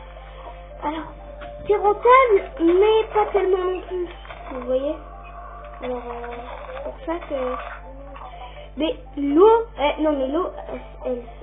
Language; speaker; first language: French; native; French